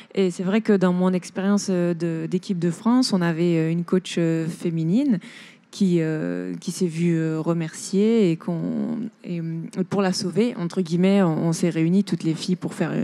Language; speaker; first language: French; native; French